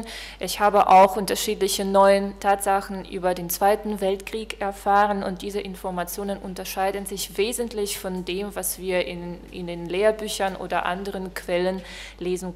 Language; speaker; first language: German; non-native, fluent; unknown